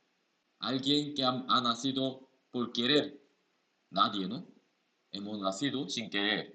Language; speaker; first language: Spanish; non-native, learner; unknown